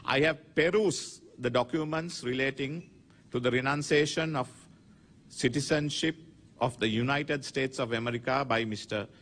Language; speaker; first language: English; non-native, local second language; Sinhala